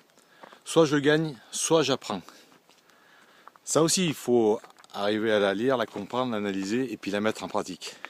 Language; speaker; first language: French; native; French